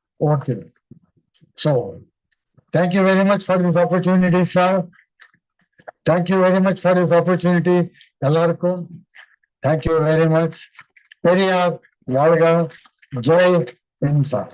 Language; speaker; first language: Tamil; non-native, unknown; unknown